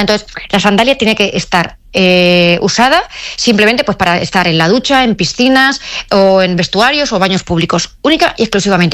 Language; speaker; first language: Spanish; native; Spanish